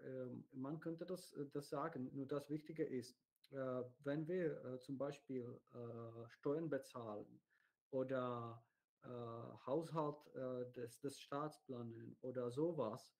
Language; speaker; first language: German; non-native, learner; Czech